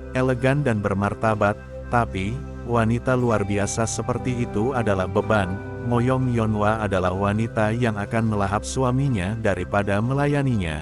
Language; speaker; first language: Indonesian; native; Indonesian